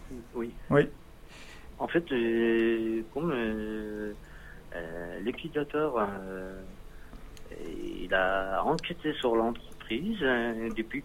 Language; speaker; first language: French; non-native, learner; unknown